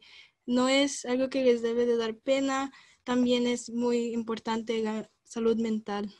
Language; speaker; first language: Spanish; early bilingual, other home language; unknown